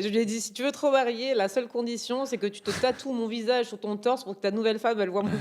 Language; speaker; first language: French; native; French